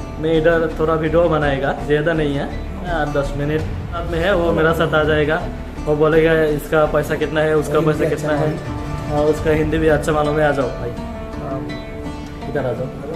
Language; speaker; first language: Hindi; non-native, learner; Bangla